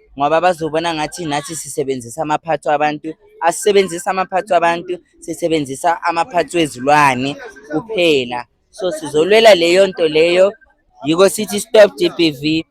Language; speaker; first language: Zulu; native; Zulu